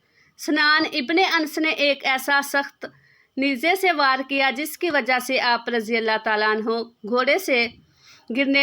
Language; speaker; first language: Urdu; native; Urdu